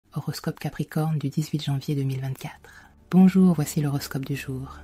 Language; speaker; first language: French; native; French